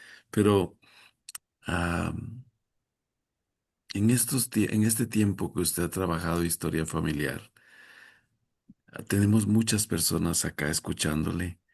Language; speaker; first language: Spanish; native; Spanish